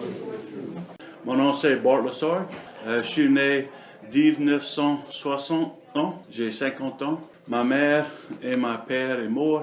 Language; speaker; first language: French; non-native, learner; English